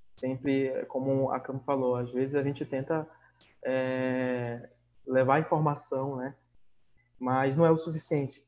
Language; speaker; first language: Portuguese; native; Portuguese